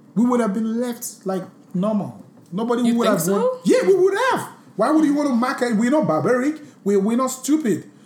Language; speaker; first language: English; non-native, local second language; Yoruba